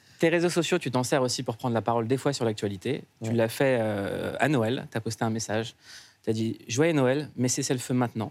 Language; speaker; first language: French; native; French